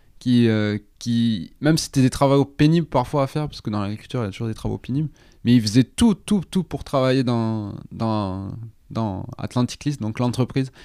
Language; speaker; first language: French; native; French